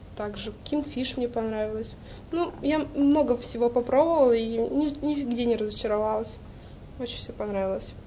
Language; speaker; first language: Russian; native; Russian